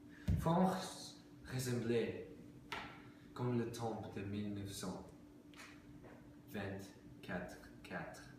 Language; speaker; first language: French; non-native, learner; English